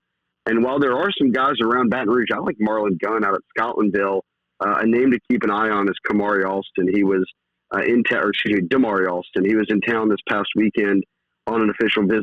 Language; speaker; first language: English; native; English